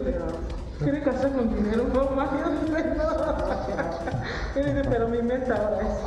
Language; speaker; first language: Spanish; non-native, learner; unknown